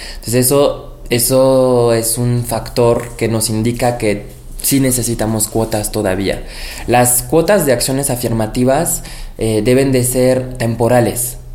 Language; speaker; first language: Spanish; non-native, fluent; French